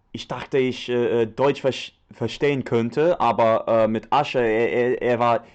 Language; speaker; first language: German; non-native, learner; English